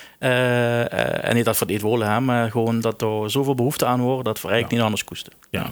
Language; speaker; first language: Dutch; native; Dutch